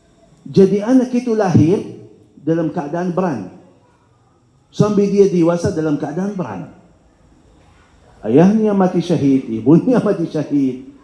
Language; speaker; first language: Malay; non-native, fluent; Arabic